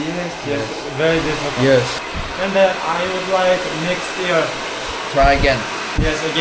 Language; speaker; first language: English; non-native, learner; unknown